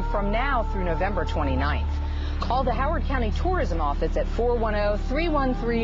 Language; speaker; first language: English; native; English